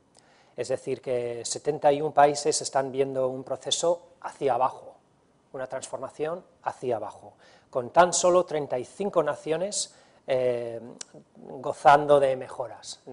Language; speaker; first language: Spanish; non-native, fluent; English